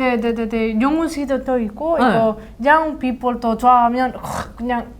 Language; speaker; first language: Korean; non-native, learner; Spanish